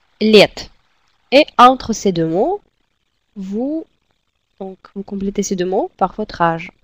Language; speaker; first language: French; non-native, fluent; Russian